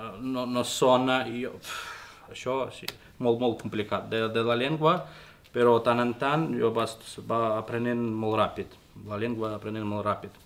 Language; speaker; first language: Catalan; non-native, learner; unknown